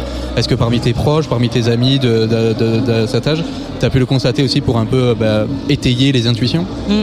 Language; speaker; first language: French; native; French